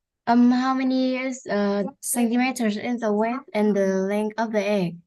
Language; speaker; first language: English; non-native, learner; Vietnamese